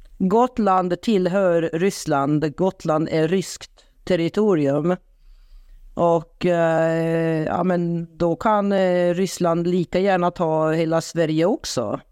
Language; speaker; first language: Swedish; early bilingual, other home language; Russian